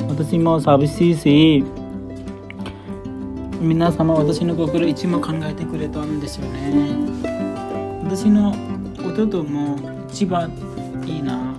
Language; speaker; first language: Japanese; non-native, learner; Nepali